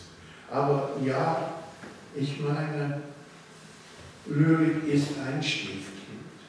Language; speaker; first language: German; early bilingual, heritage; German